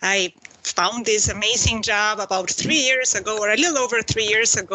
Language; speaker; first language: English; non-native, fluent; Spanish